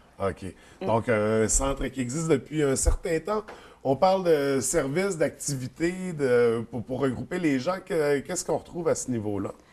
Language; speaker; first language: French; native; French